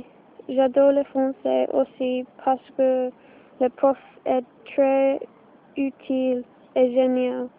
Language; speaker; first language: French; non-native, learner; English